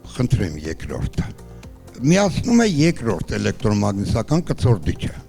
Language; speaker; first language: Armenian; native; Armenian